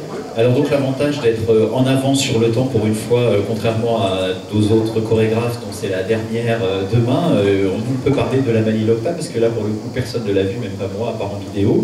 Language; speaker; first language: French; native; French